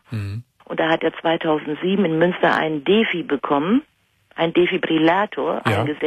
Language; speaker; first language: German; native; German